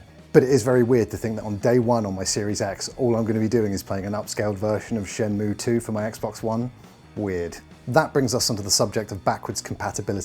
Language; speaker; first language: English; native; English